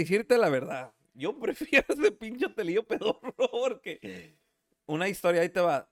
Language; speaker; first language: Spanish; native; Spanish